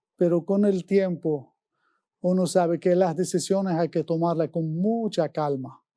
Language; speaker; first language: Spanish; non-native, fluent; Arabic